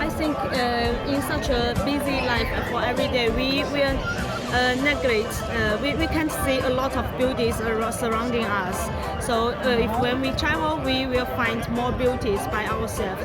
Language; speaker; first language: English; non-native, learner; Chinese